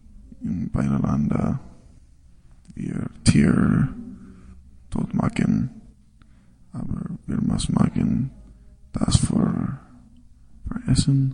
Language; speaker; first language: German; non-native, learner; English